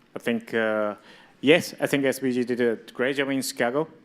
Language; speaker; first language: English; non-native, learner; Japanese